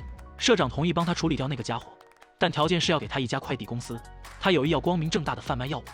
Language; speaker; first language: Chinese; native; Chinese